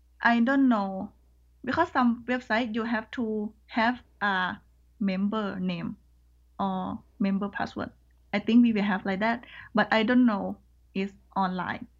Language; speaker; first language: English; non-native, learner; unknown